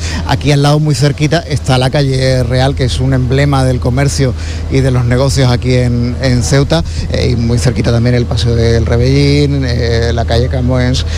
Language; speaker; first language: Spanish; native; Spanish